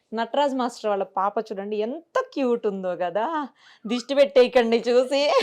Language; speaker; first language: Telugu; native; Telugu